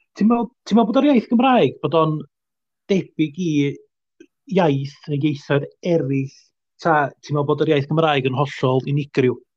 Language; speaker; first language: Welsh; native; Welsh